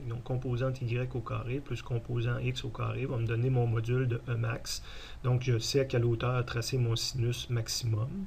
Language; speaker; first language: French; native; French